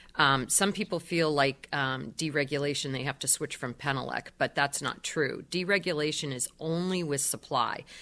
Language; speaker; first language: English; native; English